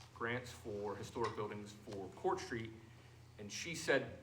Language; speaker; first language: English; native; English